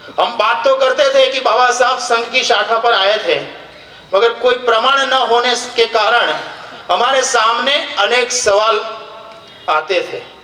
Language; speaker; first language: Hindi; non-native, local second language; Gujarati